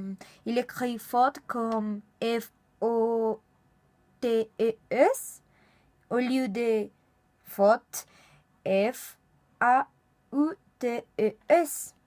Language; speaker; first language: French; non-native, learner; Spanish